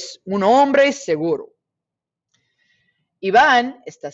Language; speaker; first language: Spanish; non-native, fluent; English